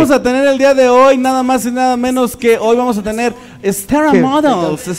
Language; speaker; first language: Spanish; native; Spanish